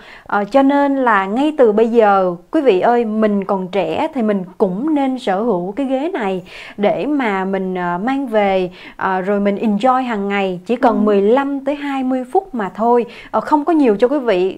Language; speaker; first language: Vietnamese; native; Vietnamese